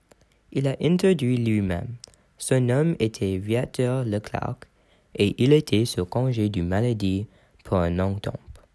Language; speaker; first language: French; non-native, learner; English